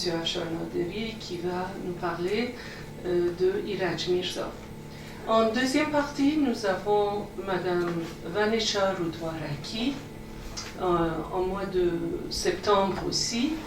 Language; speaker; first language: French; non-native, fluent; Persian